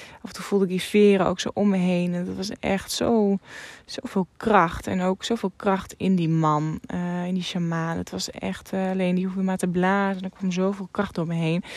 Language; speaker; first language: Dutch; non-native, local second language; Western Frisian